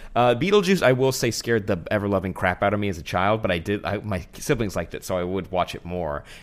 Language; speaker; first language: English; native; English